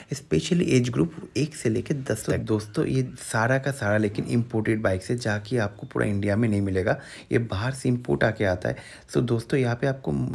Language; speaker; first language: Hindi; non-native, local second language; Bangla